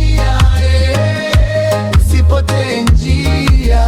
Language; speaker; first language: Swahili; native; Swahili